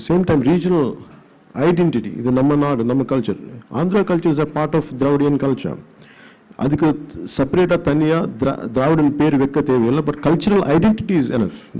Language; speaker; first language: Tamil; non-native, local second language; Telugu